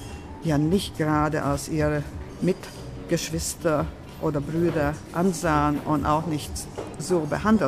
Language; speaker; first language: German; early bilingual, other home language; Latvian